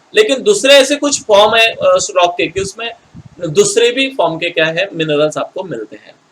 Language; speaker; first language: Hindi; non-native, local second language; Marathi